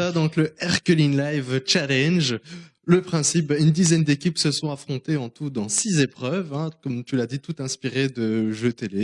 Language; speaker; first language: French; native; French